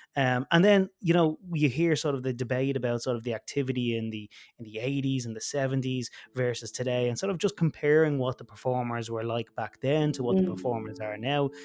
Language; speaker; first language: English; native; English